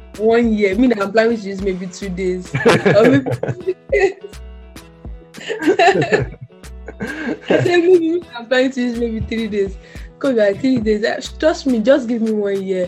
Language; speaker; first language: English; non-native, local second language; Yoruba